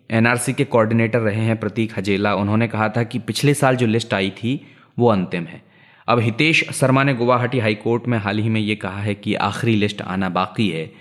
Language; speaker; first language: Hindi; native; Hindi